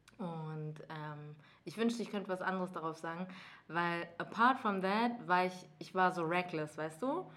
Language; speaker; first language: German; early bilingual, other home language; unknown